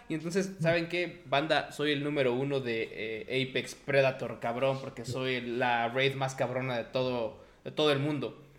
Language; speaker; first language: Spanish; native; Spanish